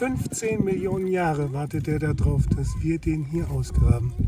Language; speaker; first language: German; native; German